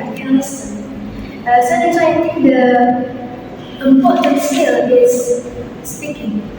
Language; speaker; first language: English; non-native, learner; Indonesian